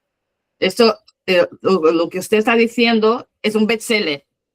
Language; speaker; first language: Spanish; non-native, fluent; Portuguese